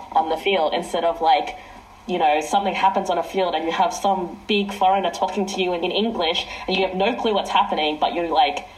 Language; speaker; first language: English; early bilingual, other home language; Chinese